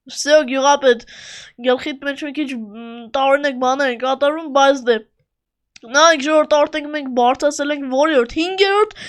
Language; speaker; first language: Armenian; native; Armenian